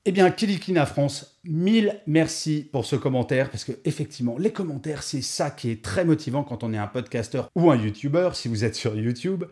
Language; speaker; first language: French; native; French